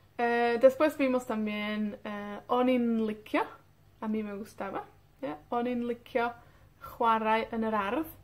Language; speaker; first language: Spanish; non-native, fluent; Welsh